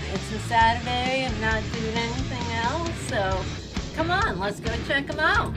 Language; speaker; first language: English; native; English